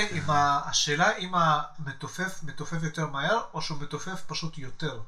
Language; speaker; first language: Hebrew; native; Hebrew